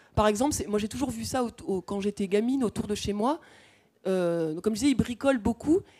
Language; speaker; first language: French; native; French